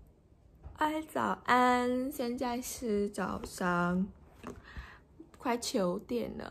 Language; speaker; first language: Chinese; non-native, fluent; Vietnamese